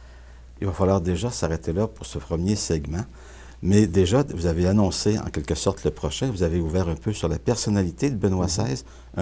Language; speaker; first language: French; native; French